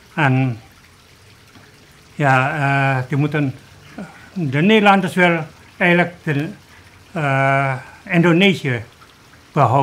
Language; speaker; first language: Dutch; early bilingual, other home language; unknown